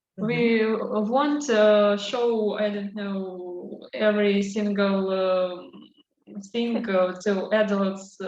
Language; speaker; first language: English; non-native, learner; Russian